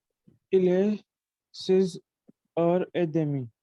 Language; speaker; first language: French; non-native, learner; Hindi